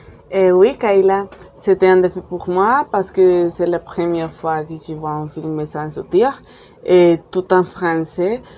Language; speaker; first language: French; non-native, learner; Spanish